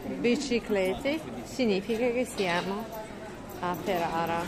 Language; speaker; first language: Italian; non-native, learner; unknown